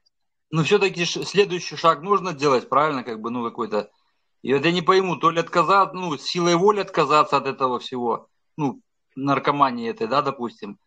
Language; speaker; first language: Russian; native; Russian